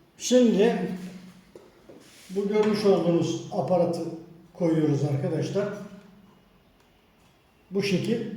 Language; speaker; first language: Turkish; native; Turkish